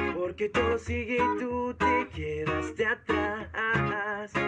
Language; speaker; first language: Spanish; native; Spanish